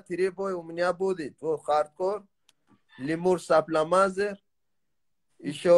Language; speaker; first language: Russian; non-native, learner; Tajik